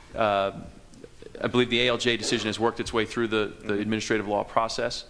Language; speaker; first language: English; native; English